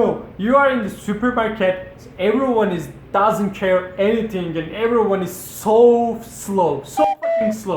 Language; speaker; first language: English; non-native, fluent; Turkish